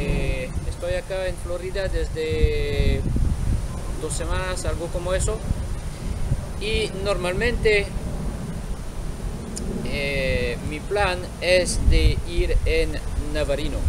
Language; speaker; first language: Spanish; non-native, fluent; French